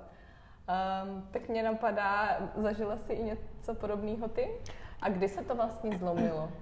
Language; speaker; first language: Czech; native; Czech